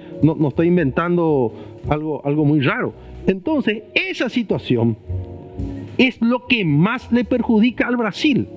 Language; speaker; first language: Spanish; native; Spanish